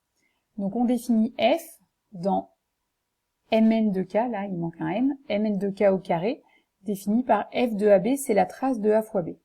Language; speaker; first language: French; native; French